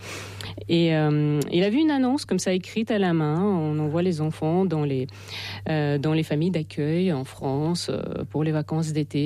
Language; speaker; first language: French; non-native, fluent; Russian